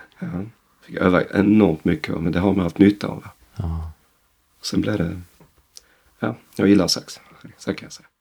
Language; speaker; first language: Swedish; native; Swedish